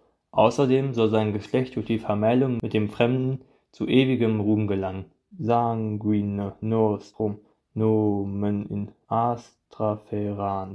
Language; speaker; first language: German; native; German